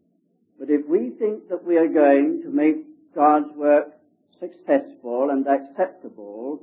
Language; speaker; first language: English; native; English